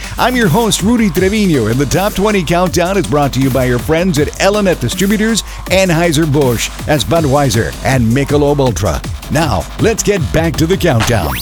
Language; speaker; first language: English; early bilingual, other home language; Spanish